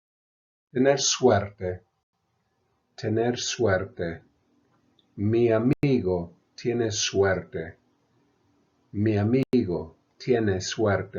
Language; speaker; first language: Spanish; non-native, fluent; English